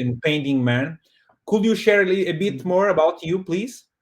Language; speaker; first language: English; non-native, fluent; Portuguese